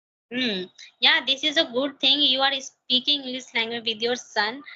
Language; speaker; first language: English; non-native, learner; Hindi